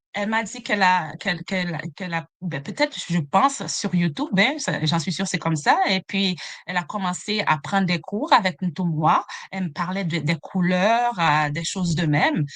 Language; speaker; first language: French; non-native, local second language; Haitian Creole